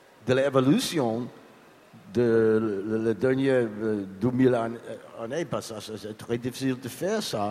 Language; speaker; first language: French; non-native, learner; English